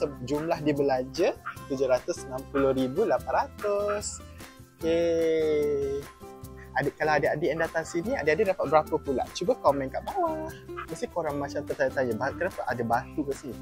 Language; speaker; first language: Malay; native; Malay